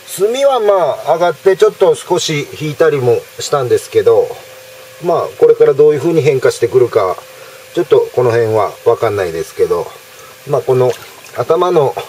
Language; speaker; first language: Japanese; native; Japanese